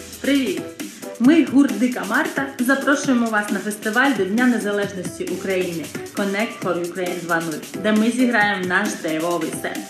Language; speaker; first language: Ukrainian; native; Ukrainian